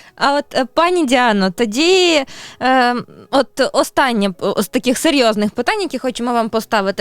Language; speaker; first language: Ukrainian; native; Ukrainian